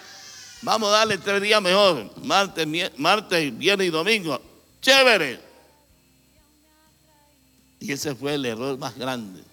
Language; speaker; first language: Spanish; native; Spanish